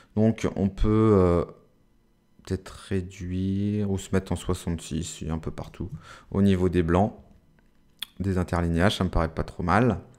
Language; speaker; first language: French; native; French